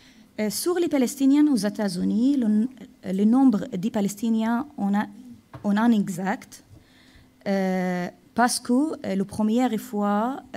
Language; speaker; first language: French; non-native, fluent; Arabic